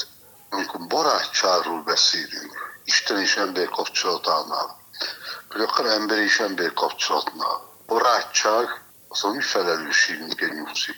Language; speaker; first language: Hungarian; native; Hungarian